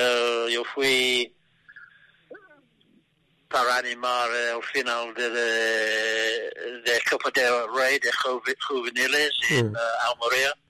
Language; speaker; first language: Spanish; non-native, learner; English